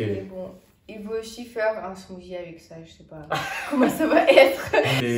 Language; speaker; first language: French; non-native, fluent; Estonian